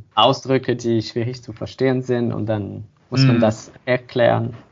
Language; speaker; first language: German; non-native, fluent; French